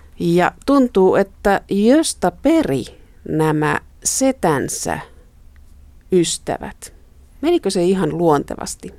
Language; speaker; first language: Finnish; native; Finnish